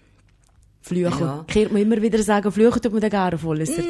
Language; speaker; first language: German; native; German